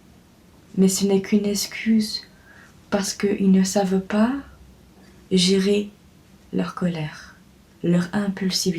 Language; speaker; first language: French; native; French